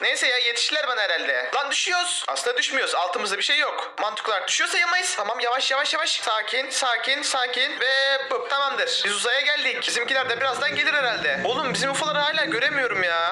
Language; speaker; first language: Turkish; native; Turkish